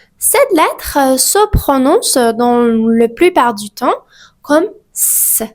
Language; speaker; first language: French; native; French